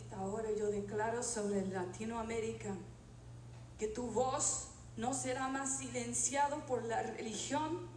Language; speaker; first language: Spanish; native; Spanish